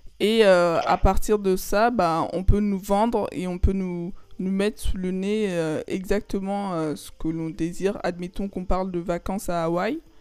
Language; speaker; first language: French; native; French